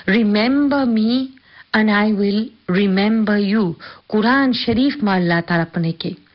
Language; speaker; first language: Gujarati; early bilingual, heritage; Gujarati